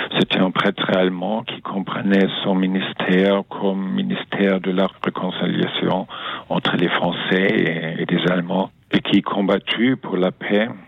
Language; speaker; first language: French; non-native, fluent; German